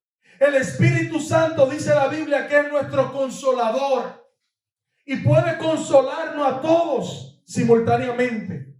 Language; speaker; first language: Spanish; native; Spanish